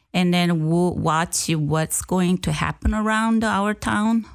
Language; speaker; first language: English; non-native, learner; Korean